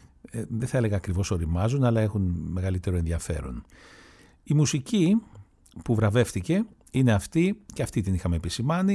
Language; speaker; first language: Greek; native; Greek